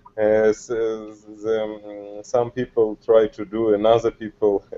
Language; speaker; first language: English; non-native, learner; Russian